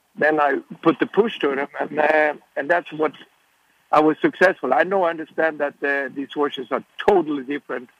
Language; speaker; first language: English; non-native, fluent; Swedish